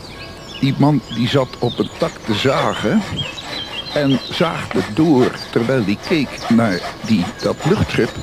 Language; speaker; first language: Dutch; native; Dutch